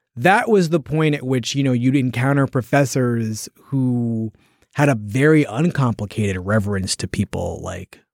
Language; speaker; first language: English; native; English